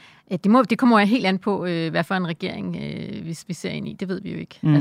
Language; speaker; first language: Danish; native; Danish